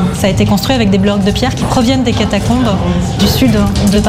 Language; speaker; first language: French; native; French